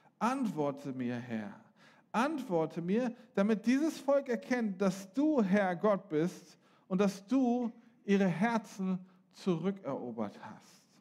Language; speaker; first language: German; native; German